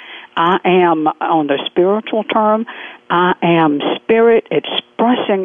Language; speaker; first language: English; native; English